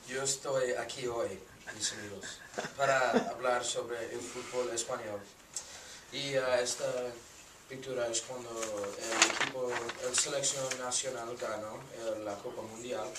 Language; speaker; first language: Spanish; non-native, learner; English